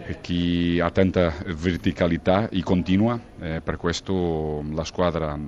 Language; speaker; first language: Italian; non-native, fluent; Portuguese